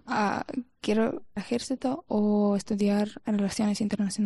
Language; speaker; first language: Spanish; non-native, learner; Ukrainian